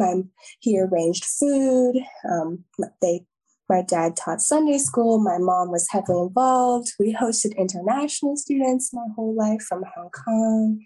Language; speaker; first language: English; native; English